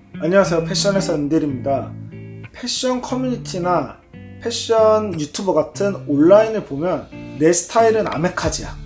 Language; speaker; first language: Korean; native; Korean